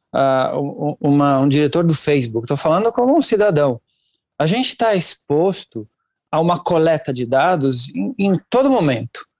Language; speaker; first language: Portuguese; non-native, fluent; Italian